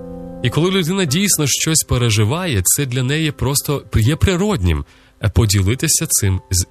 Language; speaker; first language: Ukrainian; native; Ukrainian